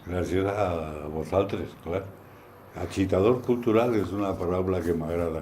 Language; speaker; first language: Catalan; non-native, local second language; Spanish